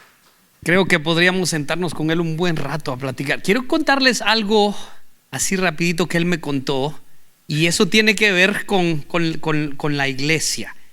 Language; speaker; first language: Spanish; native; Spanish